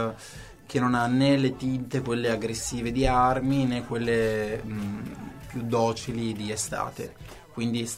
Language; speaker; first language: Italian; native; Italian